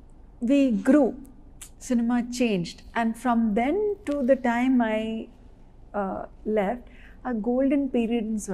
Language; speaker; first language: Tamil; non-native, local second language; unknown